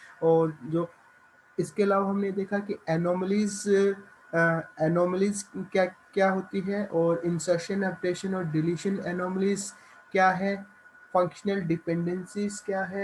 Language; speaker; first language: Hindi; native; Hindi